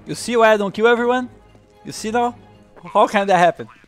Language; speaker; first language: English; non-native, fluent; Portuguese